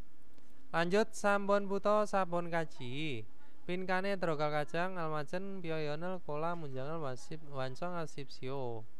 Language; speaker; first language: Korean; non-native, fluent; Indonesian